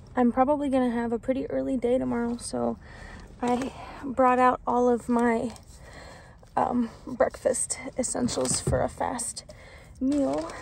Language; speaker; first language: English; native; English